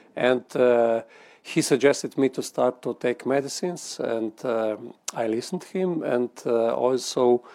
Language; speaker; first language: English; non-native, fluent; Slovenian